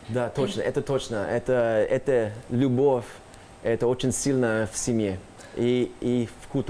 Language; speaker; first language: Russian; non-native, learner; English